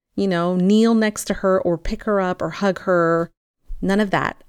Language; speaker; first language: English; early bilingual, other home language; Spanish